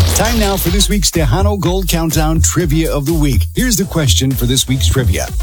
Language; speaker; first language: English; early bilingual, other home language; Spanish